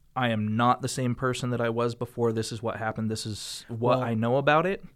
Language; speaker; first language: English; native; English